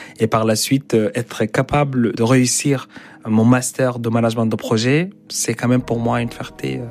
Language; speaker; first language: French; non-native, fluent; Arabic